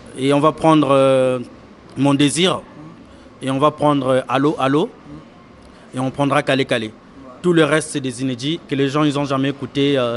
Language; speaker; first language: French; non-native, local second language; Lingala